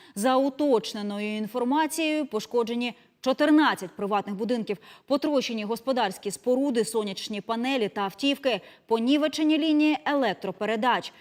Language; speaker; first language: Ukrainian; native; Ukrainian